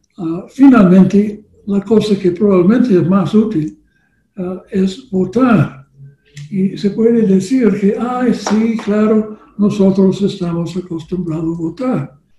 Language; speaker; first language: Spanish; non-native, learner; English